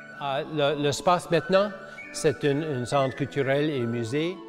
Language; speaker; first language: French; early bilingual, heritage; English